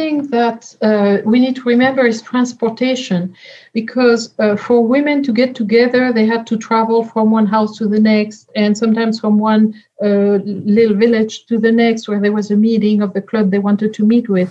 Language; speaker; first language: English; non-native, fluent; French